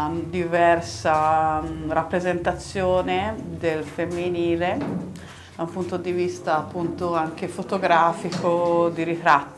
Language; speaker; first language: Italian; native; Italian